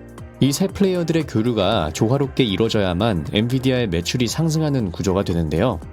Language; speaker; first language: Korean; native; Korean